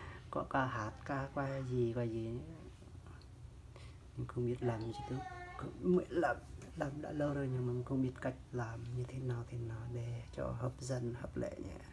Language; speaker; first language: Vietnamese; non-native, local second language; Jarai